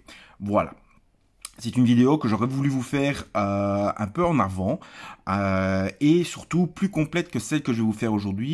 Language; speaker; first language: French; native; French